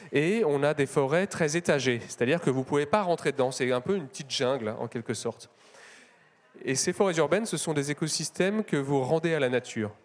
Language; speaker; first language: French; native; French